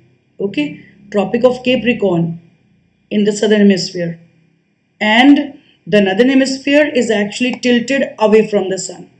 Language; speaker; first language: English; non-native, local second language; Hindi